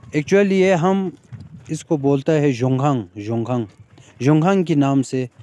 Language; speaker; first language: Hindi; native; Hindi